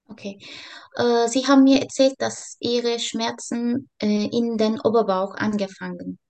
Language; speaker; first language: German; non-native, learner; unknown